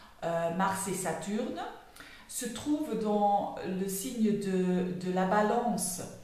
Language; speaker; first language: French; non-native, learner; Dutch